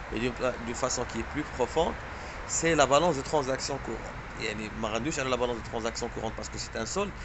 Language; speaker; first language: French; non-native, local second language; Arabic